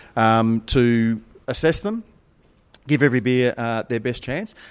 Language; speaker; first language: English; native; English